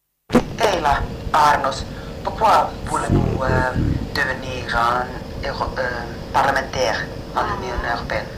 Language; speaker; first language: French; non-native, learner; Finnish